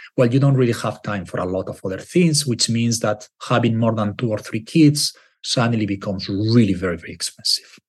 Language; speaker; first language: English; non-native, fluent; Spanish